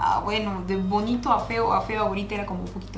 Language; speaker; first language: Spanish; native; Spanish